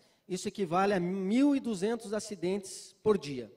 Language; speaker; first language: Portuguese; native; Portuguese